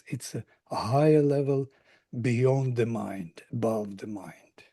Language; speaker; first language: English; non-native, fluent; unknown